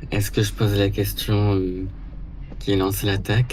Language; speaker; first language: French; native; French